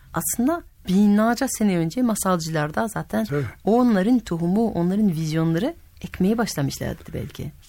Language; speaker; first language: Turkish; non-native, fluent; French